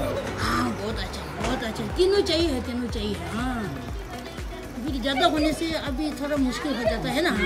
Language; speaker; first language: Hindi; non-native, local second language; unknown